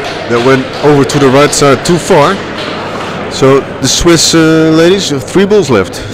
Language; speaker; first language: English; non-native, fluent; Dutch